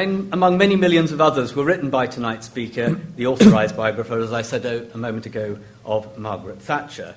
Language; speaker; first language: English; native; English